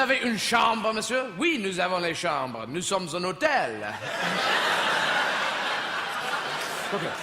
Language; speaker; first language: French; non-native, fluent; English